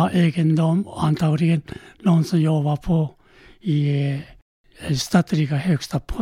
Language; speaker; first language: Swedish; non-native, learner; Korean